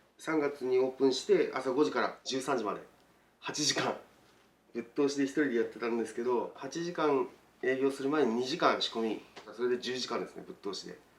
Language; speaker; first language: Japanese; native; Japanese